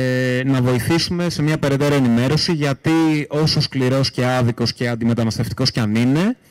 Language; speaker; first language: Greek; native; Greek